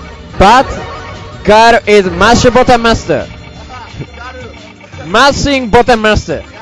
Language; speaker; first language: English; non-native, learner; Japanese